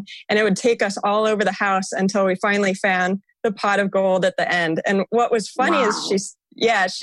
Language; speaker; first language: English; native; English